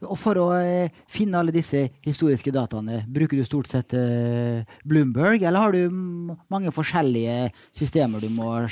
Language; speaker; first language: Norwegian; native; Norwegian